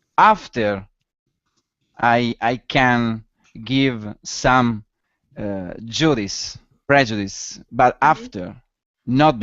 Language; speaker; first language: English; non-native, learner; Italian